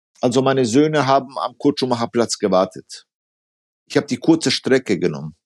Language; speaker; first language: German; early bilingual, other home language; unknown